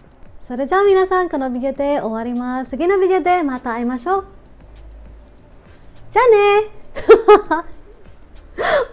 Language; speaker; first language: Japanese; non-native, learner; Filipino